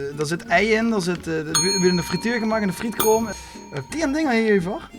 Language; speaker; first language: Dutch; native; Dutch